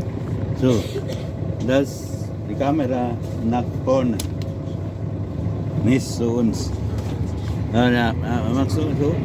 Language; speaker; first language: German; non-native, learner; Filipino